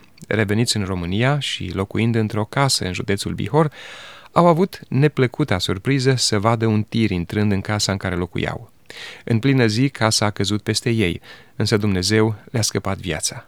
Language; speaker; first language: Romanian; native; Romanian